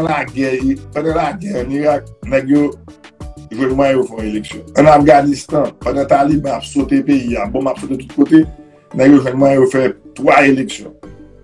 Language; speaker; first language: French; non-native, local second language; Haitian Creole